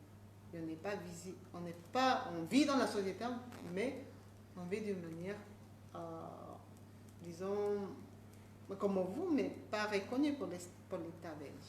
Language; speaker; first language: French; non-native, fluent; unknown